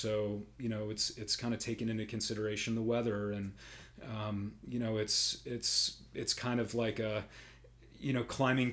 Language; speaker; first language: English; native; English